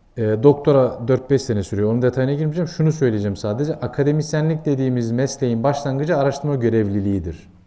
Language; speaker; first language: Turkish; native; Turkish